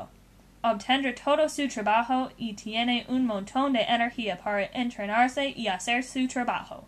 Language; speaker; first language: Spanish; non-native, learner; English